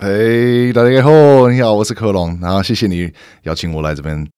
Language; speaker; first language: Chinese; non-native, fluent; English